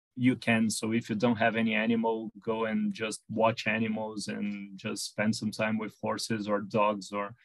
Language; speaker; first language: English; non-native, fluent; Portuguese